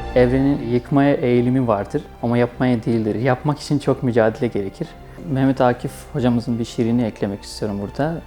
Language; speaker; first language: Turkish; non-native, fluent; Urdu